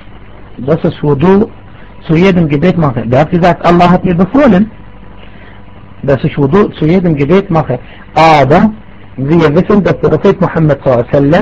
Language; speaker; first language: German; non-native, fluent; Arabic